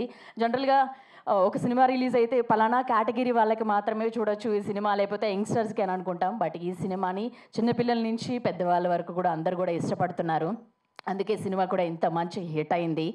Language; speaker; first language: Telugu; native; Telugu